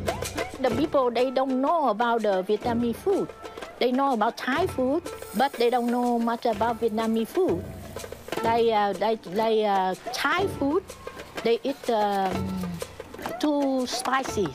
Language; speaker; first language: English; non-native, learner; Vietnamese